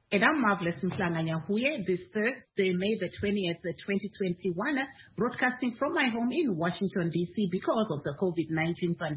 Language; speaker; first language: English; non-native, local second language; Shona